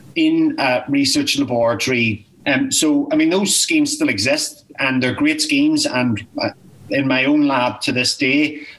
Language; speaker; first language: English; native; English